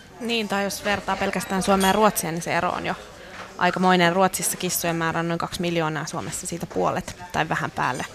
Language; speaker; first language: Finnish; native; Finnish